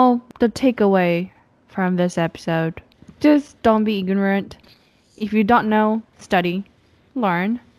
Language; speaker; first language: English; non-native, fluent; Japanese